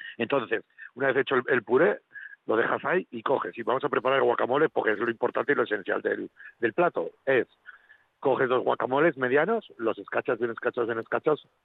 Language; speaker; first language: Spanish; native; Spanish